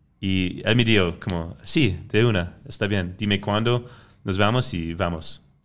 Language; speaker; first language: Spanish; non-native, fluent; French